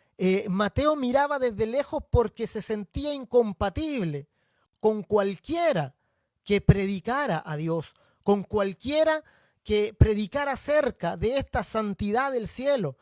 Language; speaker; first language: Spanish; native; Spanish